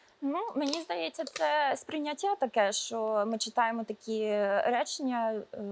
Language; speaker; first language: Ukrainian; early bilingual, heritage; Ukrainian